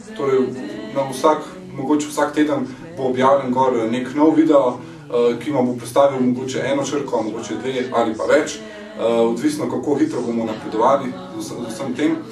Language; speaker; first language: Slovenian; early bilingual, other home language; Bosnian